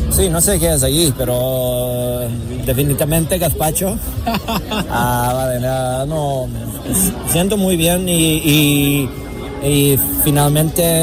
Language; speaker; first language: Spanish; non-native, learner; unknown